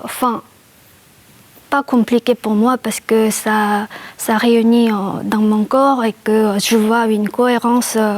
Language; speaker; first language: French; non-native, fluent; Korean